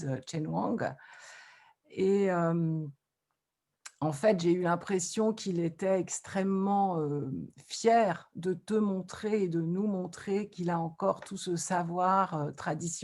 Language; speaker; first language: French; native; French